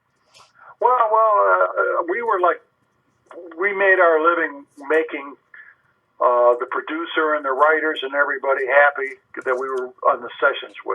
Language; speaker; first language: English; native; English